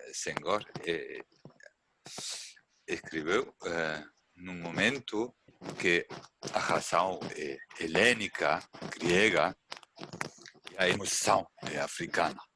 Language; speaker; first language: Portuguese; non-native, learner; German